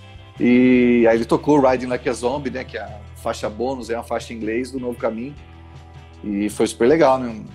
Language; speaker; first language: Portuguese; native; Portuguese